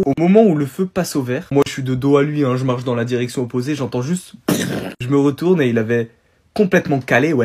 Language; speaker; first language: French; native; French